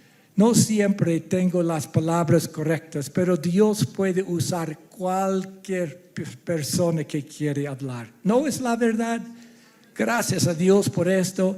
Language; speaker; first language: Spanish; non-native, fluent; English